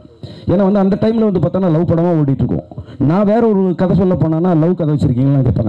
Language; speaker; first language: Tamil; native; Tamil